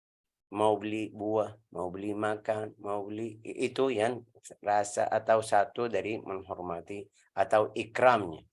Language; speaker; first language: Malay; non-native, learner; Arabic